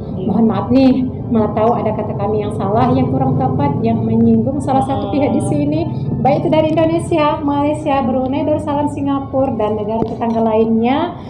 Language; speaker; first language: Indonesian; native; Indonesian